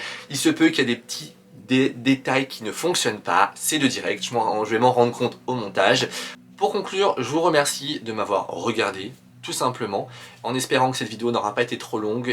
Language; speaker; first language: French; native; French